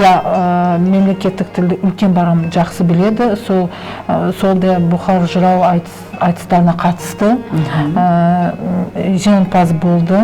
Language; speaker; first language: Kazakh; non-native, local second language; Turkish